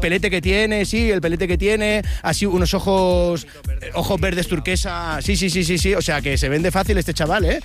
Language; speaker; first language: Spanish; native; Spanish